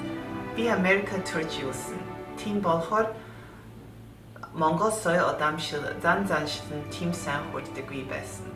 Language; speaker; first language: Mongolian; early bilingual, heritage; Mongolian